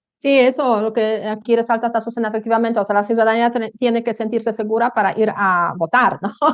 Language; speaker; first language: Spanish; non-native, fluent; Polish